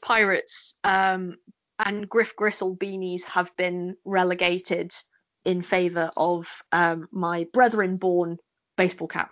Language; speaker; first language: English; native; English